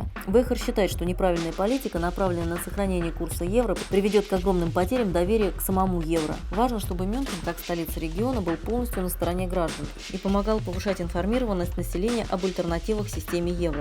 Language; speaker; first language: Russian; native; Russian